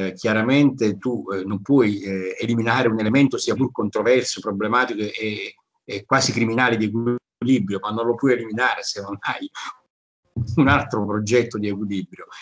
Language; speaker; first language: Italian; native; Italian